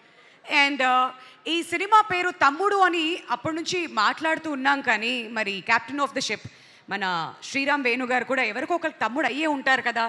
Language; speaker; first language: Telugu; native; Telugu